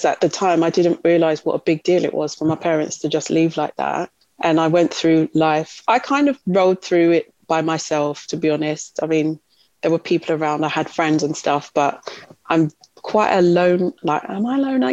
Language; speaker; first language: English; native; English